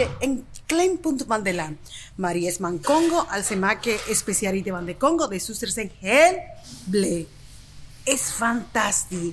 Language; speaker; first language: Dutch; non-native, learner; Spanish